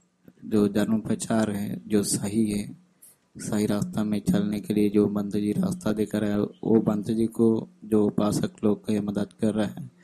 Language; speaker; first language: Hindi; non-native, fluent; Sinhala